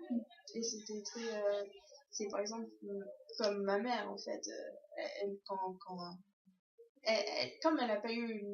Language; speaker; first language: French; early bilingual, other home language; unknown